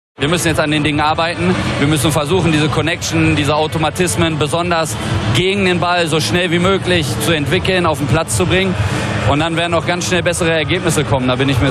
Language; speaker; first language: German; native; German